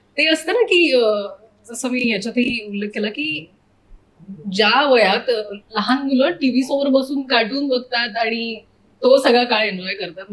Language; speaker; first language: Marathi; native; Marathi